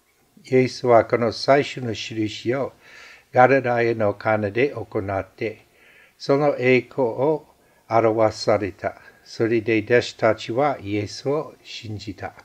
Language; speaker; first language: Japanese; non-native, fluent; English